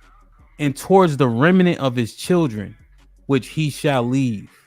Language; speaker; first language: English; native; English